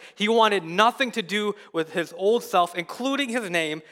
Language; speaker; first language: English; early bilingual, other home language; Hindi